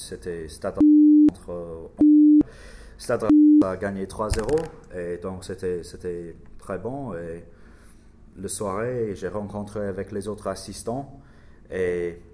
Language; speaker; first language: French; non-native, learner; English